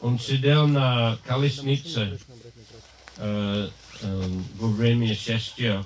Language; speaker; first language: Russian; non-native, fluent; English